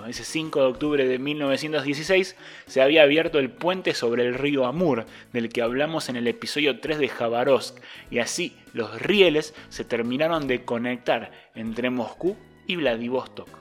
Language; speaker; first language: Spanish; native; Spanish